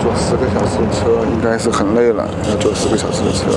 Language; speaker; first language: Chinese; native; Chinese